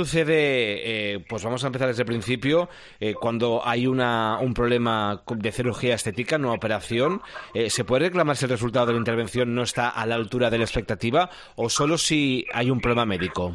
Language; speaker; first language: Spanish; native; Spanish